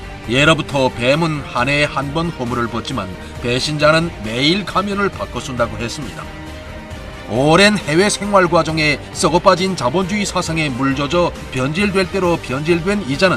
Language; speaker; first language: Korean; native; Korean